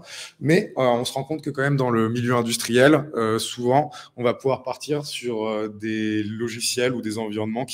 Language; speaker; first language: French; native; French